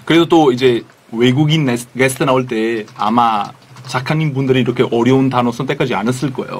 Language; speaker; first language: Korean; non-native, fluent; Italian